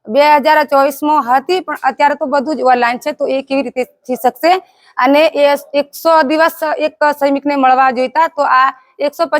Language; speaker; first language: Gujarati; native; Gujarati